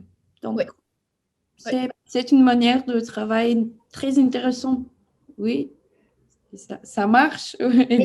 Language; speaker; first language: French; non-native, fluent; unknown